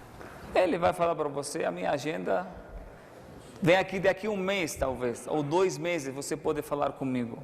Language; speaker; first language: Portuguese; non-native, fluent; Arabic